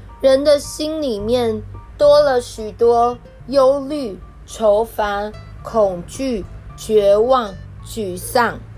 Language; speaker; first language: Chinese; native; Chinese